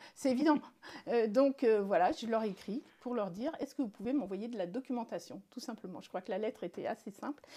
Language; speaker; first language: French; native; French